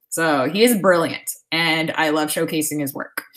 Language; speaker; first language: English; native; English